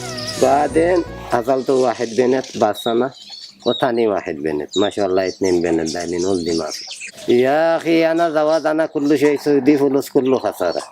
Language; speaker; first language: Arabic; non-native, learner; Bangla